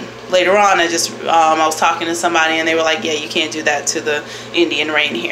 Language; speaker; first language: English; native; English